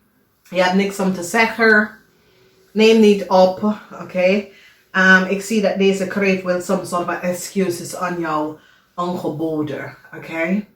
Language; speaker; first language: Dutch; non-native, learner; English